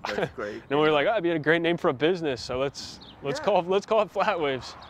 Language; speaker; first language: English; native; English